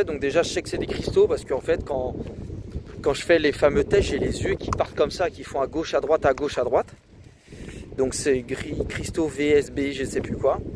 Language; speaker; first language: French; native; French